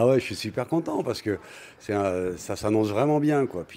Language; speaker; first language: French; native; French